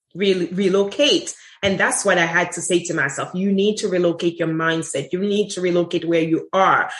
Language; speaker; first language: English; non-native, fluent; Haitian Creole